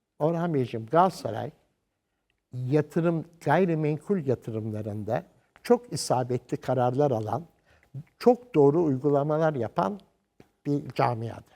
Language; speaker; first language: Turkish; native; Turkish